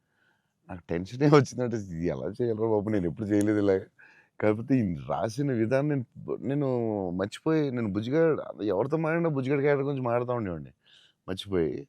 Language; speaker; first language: Telugu; native; Telugu